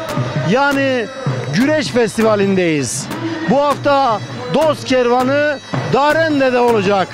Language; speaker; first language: Turkish; native; Turkish